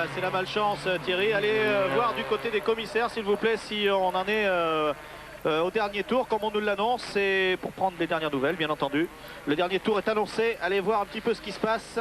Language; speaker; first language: French; native; French